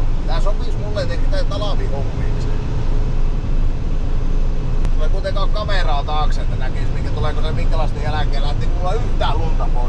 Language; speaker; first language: Finnish; native; Finnish